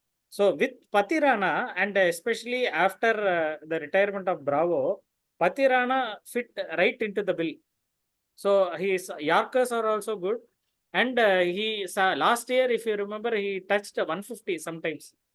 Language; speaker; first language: English; non-native, local second language; Tamil